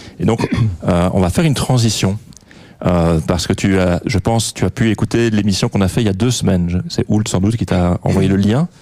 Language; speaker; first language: French; native; French